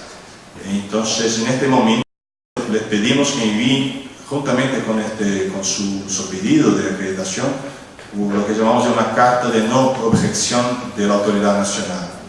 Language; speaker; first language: Spanish; non-native, fluent; Portuguese